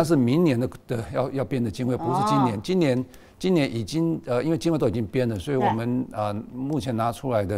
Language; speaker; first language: Chinese; native; Chinese